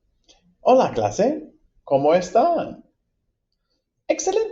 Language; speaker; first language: Spanish; non-native, fluent; English